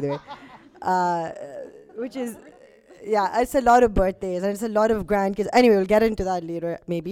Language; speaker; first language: English; non-native, local second language; Urdu